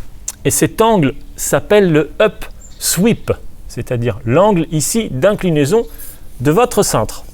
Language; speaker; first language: French; native; French